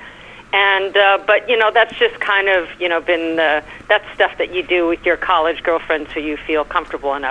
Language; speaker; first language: English; native; English